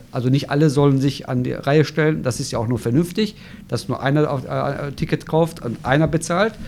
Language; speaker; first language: German; non-native, fluent; Turkish